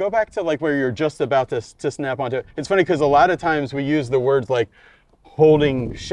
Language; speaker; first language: English; native; English